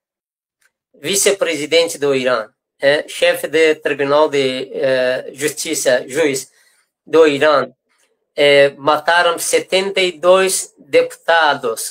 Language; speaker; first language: Portuguese; non-native, fluent; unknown